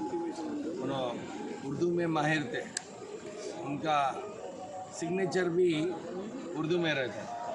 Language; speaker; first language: Hindi; non-native, local second language; Telugu